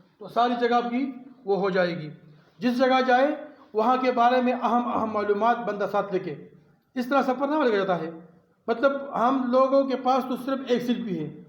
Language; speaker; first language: Urdu; non-native, local second language; Pashto